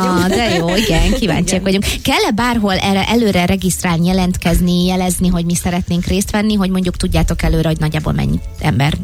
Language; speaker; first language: Hungarian; native; Hungarian